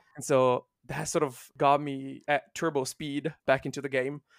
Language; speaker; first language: English; non-native, fluent; Italian